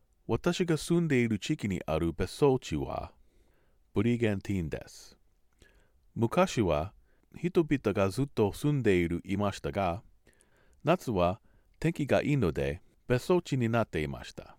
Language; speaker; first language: Japanese; non-native, learner; English